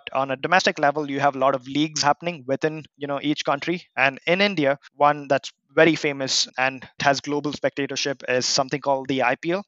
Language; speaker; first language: English; non-native, local second language; Kannada